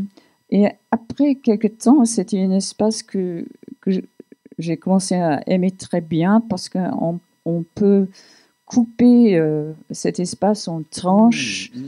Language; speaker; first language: French; non-native, fluent; English